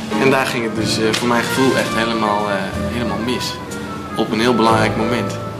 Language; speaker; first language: Dutch; native; Dutch